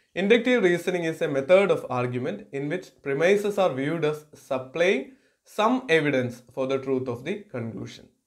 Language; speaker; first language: English; non-native, local second language; Malayalam